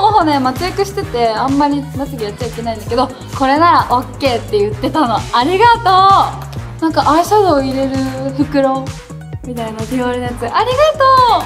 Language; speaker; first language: Japanese; native; Japanese